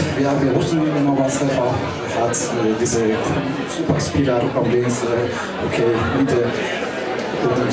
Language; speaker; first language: German; non-native, learner; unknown